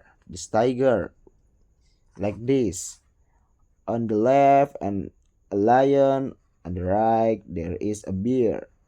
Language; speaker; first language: English; non-native, learner; Indonesian